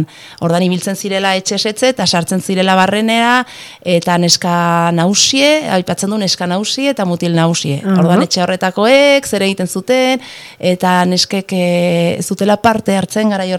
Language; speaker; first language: Basque; native; Basque